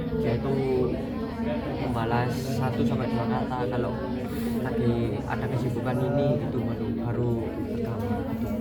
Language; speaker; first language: Indonesian; native; Indonesian